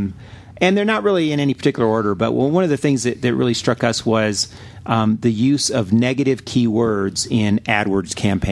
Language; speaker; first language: English; native; English